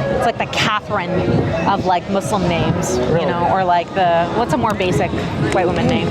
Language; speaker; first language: English; early bilingual, other home language; Urdu